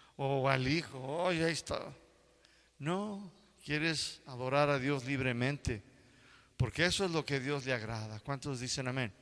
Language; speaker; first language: Spanish; early bilingual, heritage; Spanish